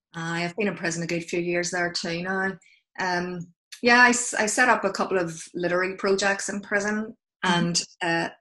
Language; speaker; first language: English; native; English